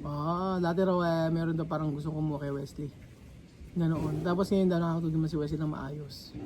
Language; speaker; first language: Filipino; native; Filipino